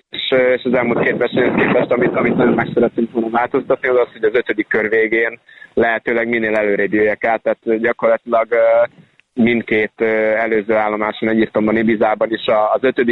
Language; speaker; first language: Hungarian; native; Hungarian